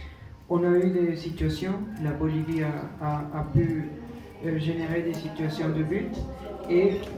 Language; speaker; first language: French; non-native, fluent; Spanish